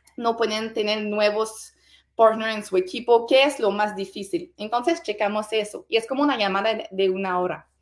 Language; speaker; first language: Spanish; non-native, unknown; French